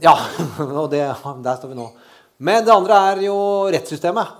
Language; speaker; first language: Norwegian; native; Norwegian